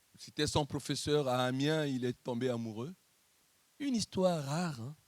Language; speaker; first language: French; non-native, local second language; Lingala